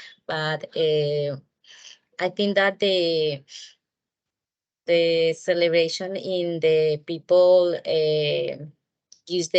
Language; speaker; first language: English; non-native, learner; Spanish